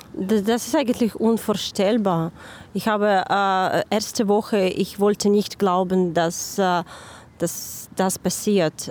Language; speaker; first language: German; non-native, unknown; Ukrainian